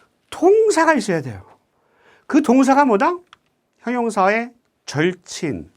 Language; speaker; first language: Korean; native; Korean